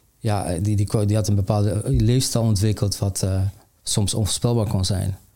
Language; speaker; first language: Dutch; early bilingual, other home language; Armenian